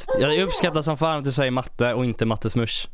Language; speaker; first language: Swedish; native; Swedish